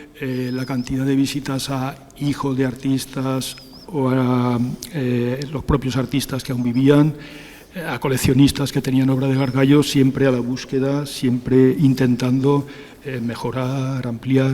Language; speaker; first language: Spanish; native; Spanish